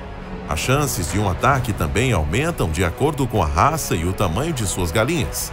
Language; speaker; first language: Portuguese; native; Portuguese